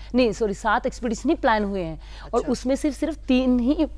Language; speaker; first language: Hindi; native; Hindi